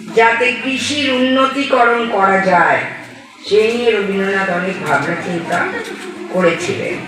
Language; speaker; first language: Bangla; native; Bangla